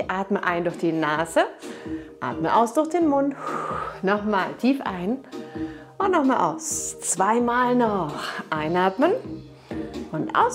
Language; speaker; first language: German; native; German